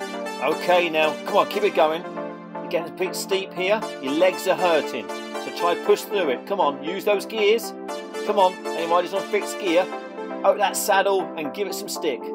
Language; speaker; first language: English; native; English